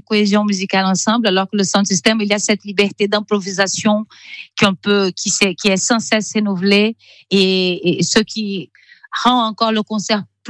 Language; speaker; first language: French; non-native, fluent; Portuguese